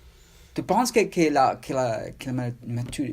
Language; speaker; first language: French; non-native, learner; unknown